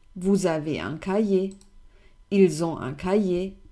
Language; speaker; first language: French; non-native, fluent; German